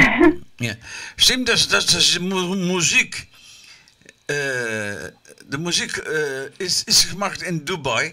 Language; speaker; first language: German; non-native, learner; Dutch